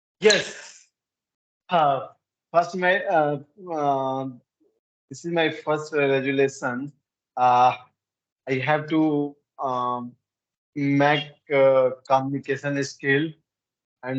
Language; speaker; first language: English; non-native, learner; Hindi